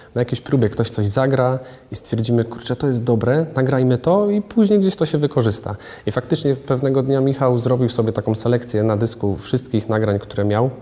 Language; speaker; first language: Polish; native; Polish